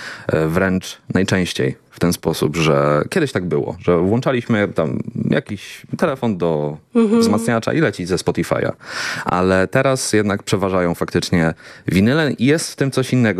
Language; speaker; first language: Polish; native; Polish